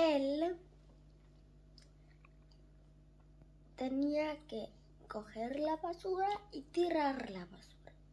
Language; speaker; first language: Spanish; early bilingual, heritage; German